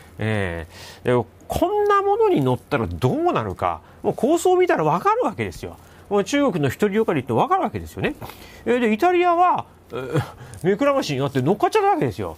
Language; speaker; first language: Japanese; native; Japanese